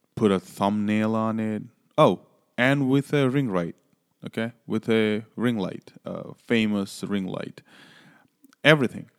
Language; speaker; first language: English; non-native, local second language; Nepali